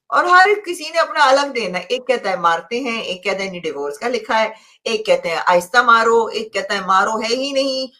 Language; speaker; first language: Hindi; native; Hindi